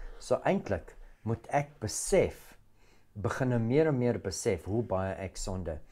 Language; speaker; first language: Afrikaans; non-native, local second language; English